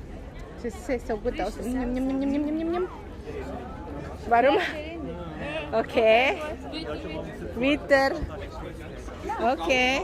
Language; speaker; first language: German; non-native, learner; Indonesian